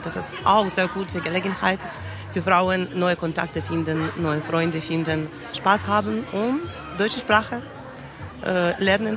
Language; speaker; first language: German; non-native, learner; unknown